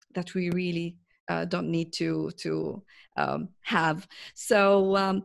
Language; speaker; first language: English; non-native, fluent; Arabic